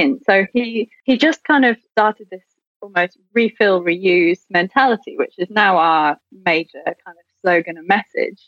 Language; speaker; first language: English; native; English